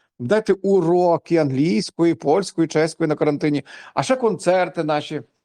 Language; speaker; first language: Ukrainian; native; Ukrainian